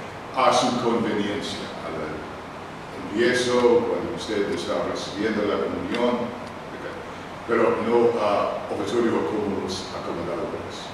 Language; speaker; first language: Spanish; non-native, learner; English